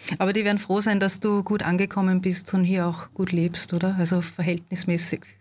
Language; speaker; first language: German; native; German